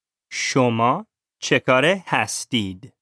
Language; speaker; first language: Persian; non-native, learner; English